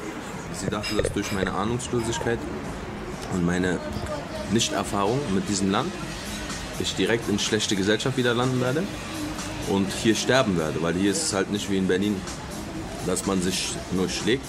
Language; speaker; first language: German; early bilingual, other home language; Albanian